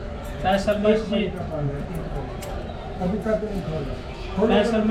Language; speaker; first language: Arabic; non-native, learner; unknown